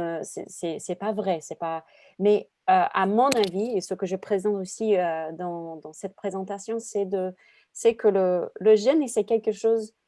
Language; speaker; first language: French; non-native, fluent; English